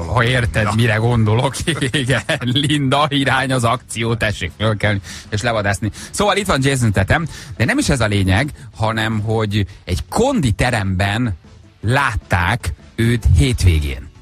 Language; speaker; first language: Hungarian; native; Hungarian